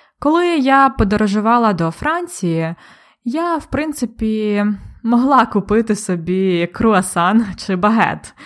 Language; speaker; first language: Ukrainian; native; Ukrainian